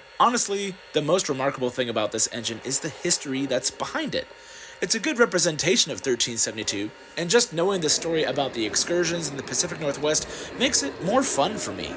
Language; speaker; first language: English; native; English